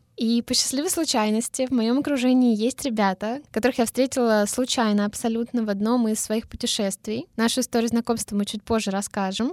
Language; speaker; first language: Russian; native; Russian